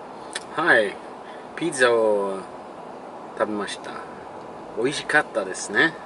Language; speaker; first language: Japanese; non-native, learner; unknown